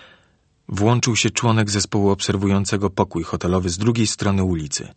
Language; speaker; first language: Polish; native; Polish